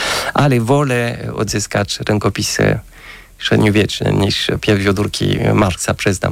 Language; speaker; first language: Polish; non-native, fluent; French